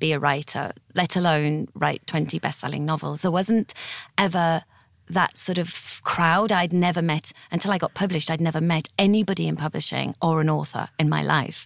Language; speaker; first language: English; native; English